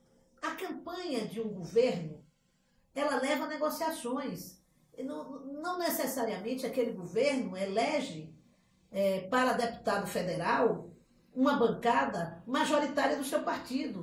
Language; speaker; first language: Portuguese; native; Portuguese